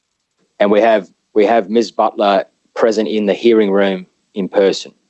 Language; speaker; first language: English; native; English